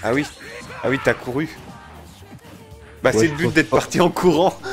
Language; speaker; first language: French; native; French